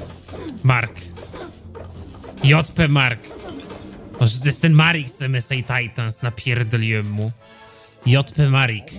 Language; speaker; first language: Polish; native; Polish